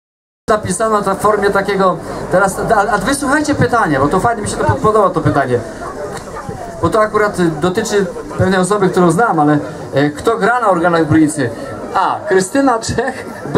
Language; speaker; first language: Polish; native; Polish